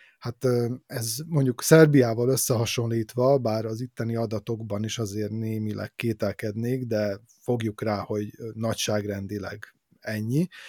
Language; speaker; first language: Hungarian; native; Hungarian